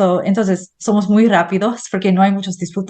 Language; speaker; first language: Spanish; non-native, fluent; English